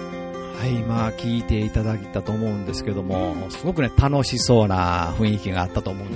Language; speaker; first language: Japanese; native; Japanese